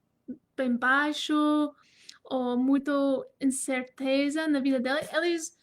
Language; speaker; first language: Portuguese; non-native, fluent; English